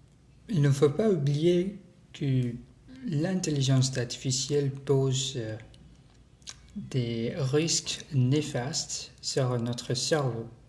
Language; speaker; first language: French; non-native, learner; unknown